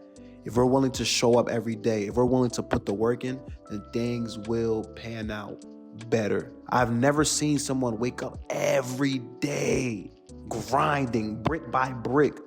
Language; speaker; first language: English; native; English